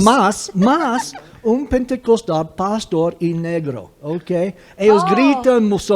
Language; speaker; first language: Spanish; non-native, fluent; English